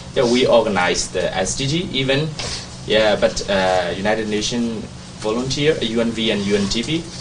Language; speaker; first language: English; non-native, learner; Burmese